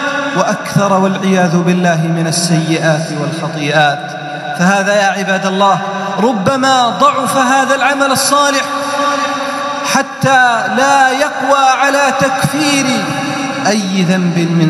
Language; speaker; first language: Arabic; native; Arabic